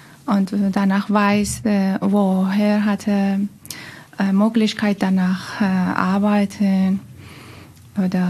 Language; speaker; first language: German; non-native, learner; Persian